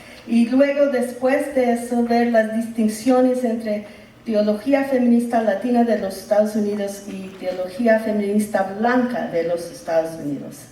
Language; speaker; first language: Spanish; early bilingual, heritage; English